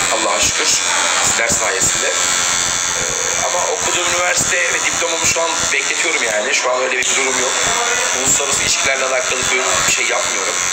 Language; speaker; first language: Turkish; native; Turkish